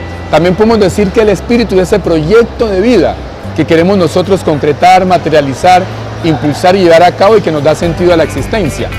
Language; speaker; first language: Spanish; native; Spanish